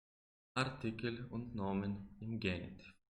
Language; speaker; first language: German; non-native, fluent; Macedonian